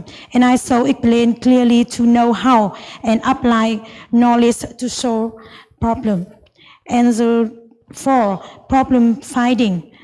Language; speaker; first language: English; non-native, learner; Vietnamese